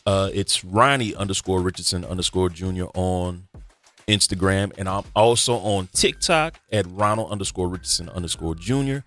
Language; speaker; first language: English; native; English